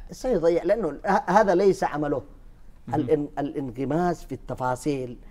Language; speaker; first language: Arabic; native; Arabic